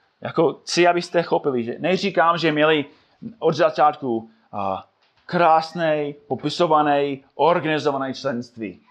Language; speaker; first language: Czech; non-native, fluent; English